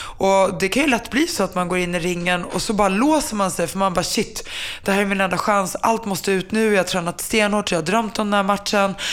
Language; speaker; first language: Swedish; early bilingual, other home language; Finnish